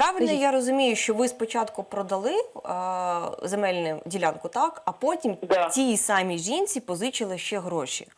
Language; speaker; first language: Ukrainian; native; Ukrainian